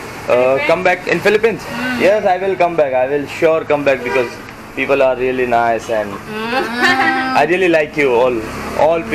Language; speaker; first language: English; non-native, learner; Hindi